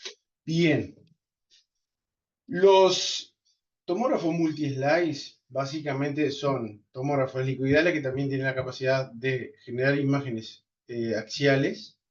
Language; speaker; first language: Spanish; native; Spanish